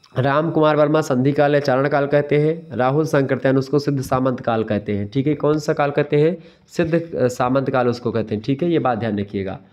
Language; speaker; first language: Hindi; native; Hindi